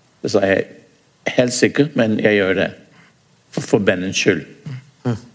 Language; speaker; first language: Norwegian; non-native, fluent; English